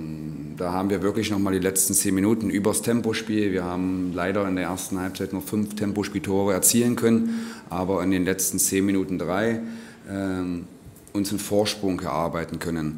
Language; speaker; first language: German; native; German